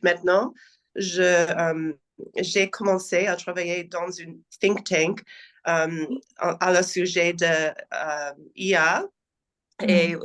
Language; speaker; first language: French; non-native, learner; English